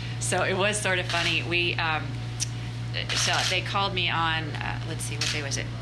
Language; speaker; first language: English; native; English